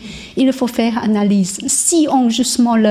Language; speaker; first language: French; non-native, learner; Chinese